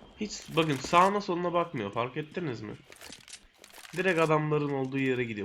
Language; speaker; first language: Turkish; native; Turkish